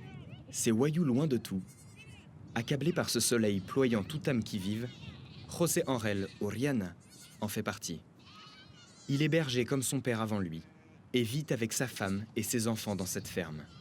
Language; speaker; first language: French; native; French